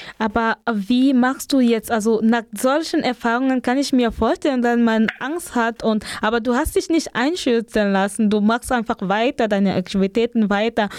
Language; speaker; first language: German; non-native, fluent; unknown